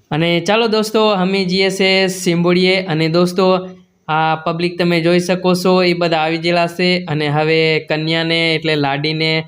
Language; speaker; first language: Gujarati; non-native, local second language; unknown